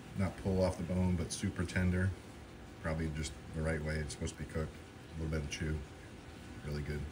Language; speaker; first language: English; native; English